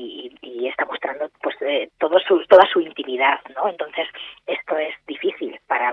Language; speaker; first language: Spanish; native; Spanish